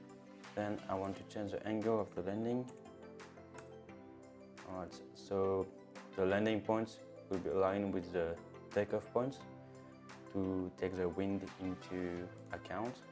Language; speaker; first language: English; non-native, fluent; French